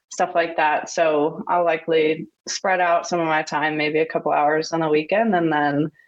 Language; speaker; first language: English; native; English